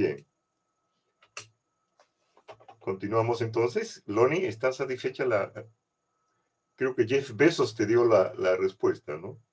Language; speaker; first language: Spanish; native; Spanish